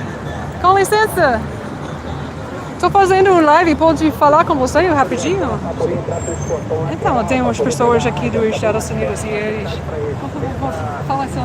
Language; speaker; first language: Portuguese; non-native, learner; English